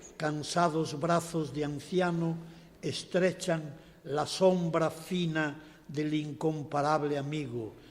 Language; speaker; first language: Spanish; non-native, local second language; Galician